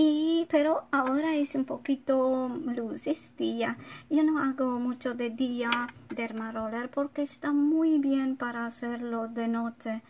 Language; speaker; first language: Spanish; non-native, fluent; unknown